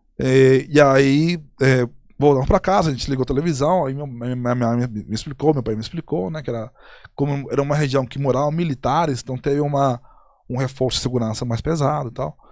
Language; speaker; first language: Portuguese; non-native, fluent; Spanish